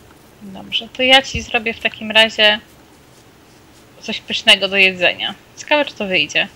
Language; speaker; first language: Polish; native; Polish